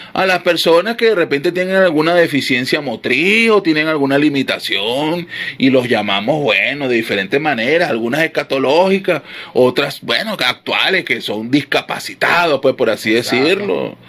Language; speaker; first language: Spanish; native; Spanish